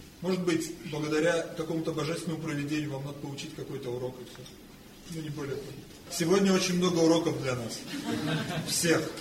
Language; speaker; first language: Russian; non-native, fluent; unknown